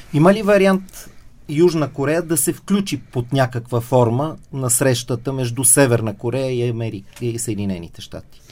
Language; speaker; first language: Bulgarian; native; Bulgarian